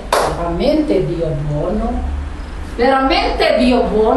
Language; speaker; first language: Italian; non-native, learner; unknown